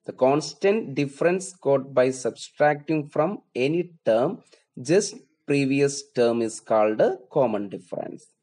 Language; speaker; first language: English; non-native, local second language; Malayalam